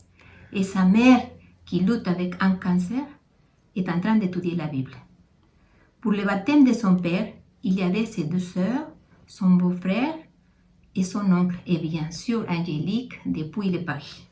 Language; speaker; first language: French; non-native, fluent; Spanish